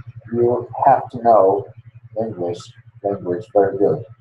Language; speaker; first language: English; non-native, learner; Polish